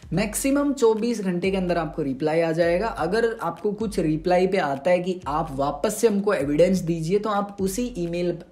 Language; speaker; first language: Hindi; native; Hindi